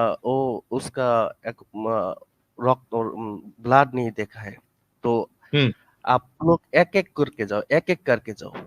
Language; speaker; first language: Hindi; non-native, learner; Bangla